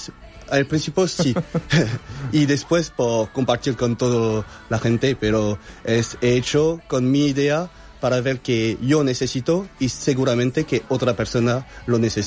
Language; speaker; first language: Spanish; non-native, fluent; French